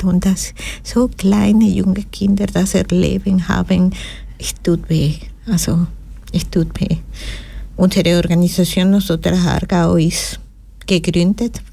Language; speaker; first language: German; non-native, learner; Spanish